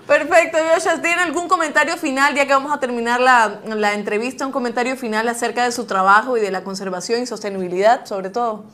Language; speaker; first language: Spanish; native; Spanish